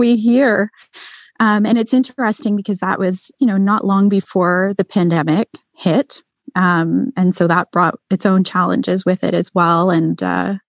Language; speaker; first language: English; native; English